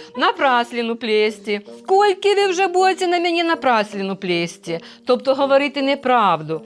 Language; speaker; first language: Ukrainian; native; Ukrainian